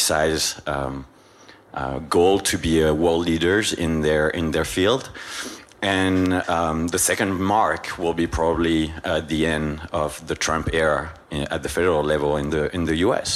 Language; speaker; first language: English; non-native, fluent; French